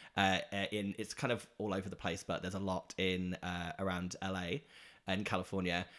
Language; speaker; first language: English; native; English